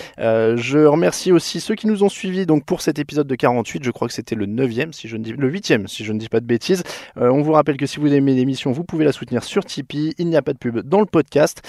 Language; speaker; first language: French; native; French